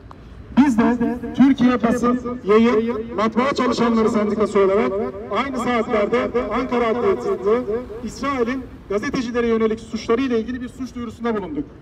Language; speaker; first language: Turkish; native; Turkish